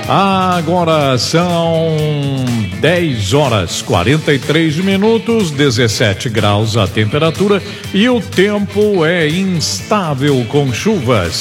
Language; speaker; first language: Portuguese; native; Portuguese